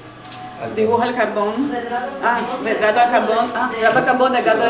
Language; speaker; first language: Spanish; native; Spanish